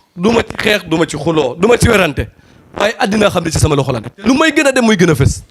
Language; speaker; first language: Wolof; non-native, local second language; Serer